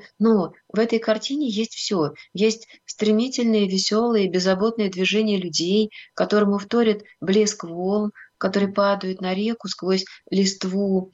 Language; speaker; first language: Russian; native; Russian